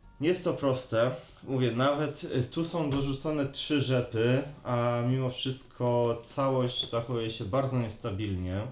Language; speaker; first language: Polish; native; Polish